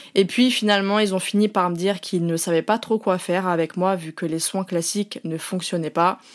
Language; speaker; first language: French; native; French